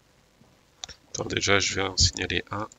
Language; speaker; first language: French; native; French